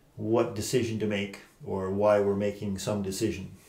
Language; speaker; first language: English; native; English